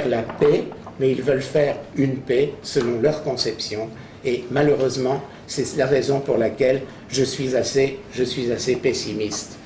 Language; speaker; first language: French; native; French